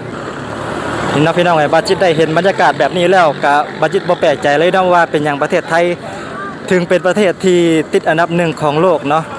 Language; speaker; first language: Thai; non-native, local second language; Northeastern Thai